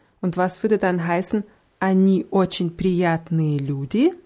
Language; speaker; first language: German; non-native, fluent; Russian